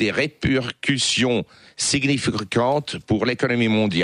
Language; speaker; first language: French; non-native, local second language; Swiss German